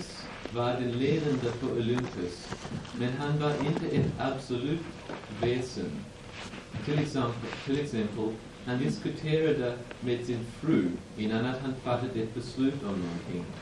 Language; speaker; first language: Swedish; non-native, fluent; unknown